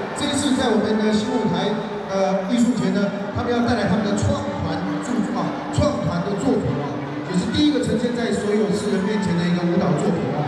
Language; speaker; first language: Chinese; native; Chinese